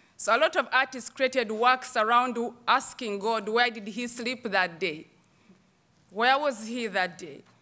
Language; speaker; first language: English; non-native, local second language; Kinyarwanda